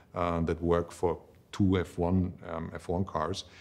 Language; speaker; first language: English; non-native, fluent; German